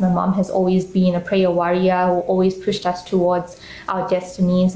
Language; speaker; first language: English; native; English